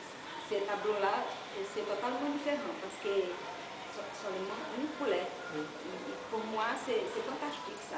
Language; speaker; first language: French; non-native, learner; Portuguese